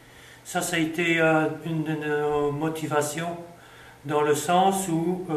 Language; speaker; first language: French; non-native, local second language; Dutch